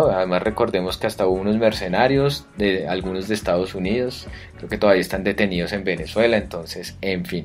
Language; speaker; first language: Spanish; native; Spanish